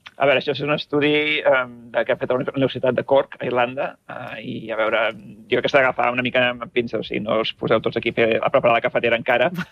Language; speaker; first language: Catalan; native; Catalan